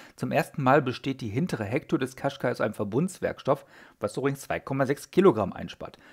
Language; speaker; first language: German; native; German